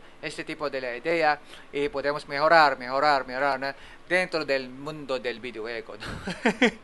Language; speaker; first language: Spanish; non-native, fluent; Japanese